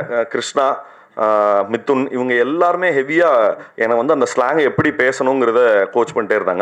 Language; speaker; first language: Tamil; native; Tamil